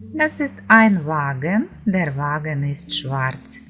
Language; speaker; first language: German; non-native, fluent; Ukrainian